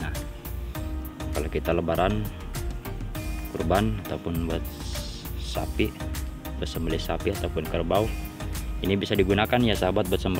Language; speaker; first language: Indonesian; non-native, local second language; Sundanese